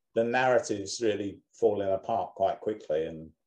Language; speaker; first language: English; native; English